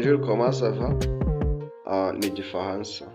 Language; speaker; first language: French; non-native, learner; Kinyarwanda